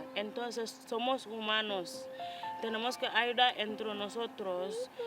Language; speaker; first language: Spanish; non-native, fluent; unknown